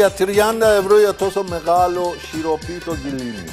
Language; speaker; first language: Greek; non-native, learner; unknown